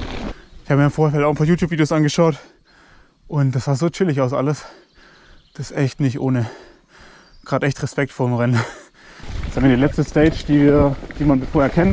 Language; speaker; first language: German; native; German